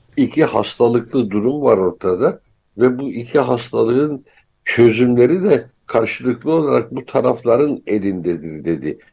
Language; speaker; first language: Turkish; native; Turkish